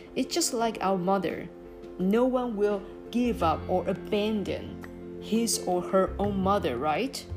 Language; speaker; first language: English; non-native, fluent; Chinese